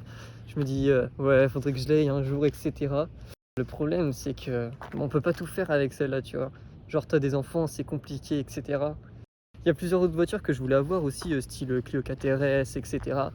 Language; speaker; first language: French; native; French